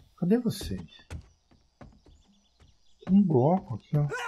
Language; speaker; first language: Portuguese; native; Portuguese